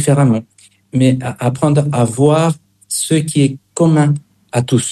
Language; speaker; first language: French; non-native, fluent; Spanish